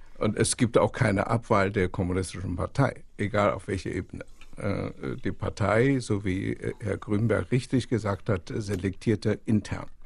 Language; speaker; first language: German; non-native, fluent; Chinese